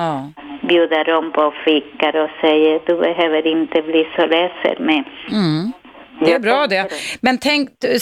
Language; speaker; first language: Swedish; non-native, learner; Spanish